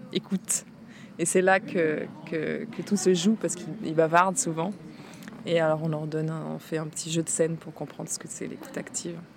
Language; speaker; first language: French; native; French